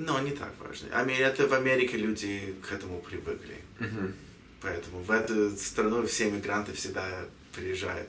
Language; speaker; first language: Russian; early bilingual, heritage; Russian